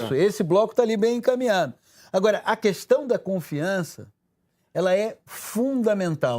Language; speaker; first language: Portuguese; native; Portuguese